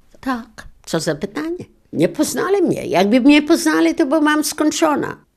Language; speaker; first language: Polish; non-native, local second language; Yiddish